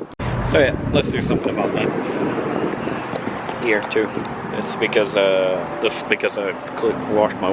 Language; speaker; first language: English; non-native, fluent; Swedish